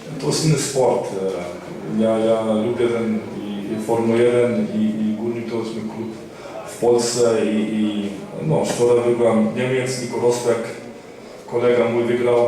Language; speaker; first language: Polish; early bilingual, heritage; Polish